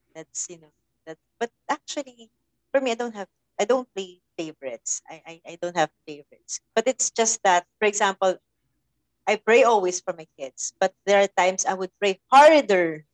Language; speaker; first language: English; non-native, local second language; Filipino